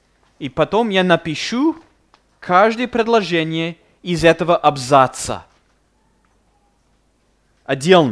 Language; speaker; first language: Russian; non-native, fluent; English